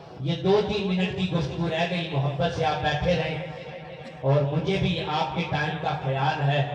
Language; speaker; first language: Urdu; non-native, local second language; Punjabi